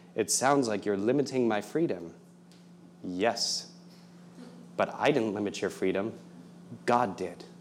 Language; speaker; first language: English; native; English